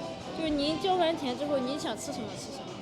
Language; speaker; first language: Chinese; native; Chinese